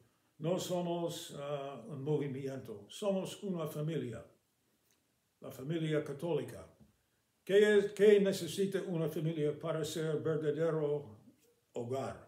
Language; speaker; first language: Spanish; non-native, fluent; English